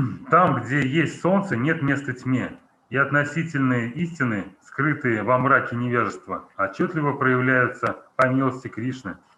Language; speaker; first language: Russian; native; Russian